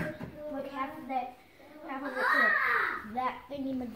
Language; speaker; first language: English; native; English